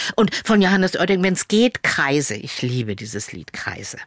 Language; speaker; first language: German; native; German